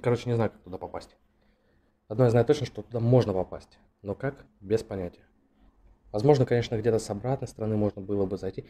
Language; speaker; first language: Russian; native; Russian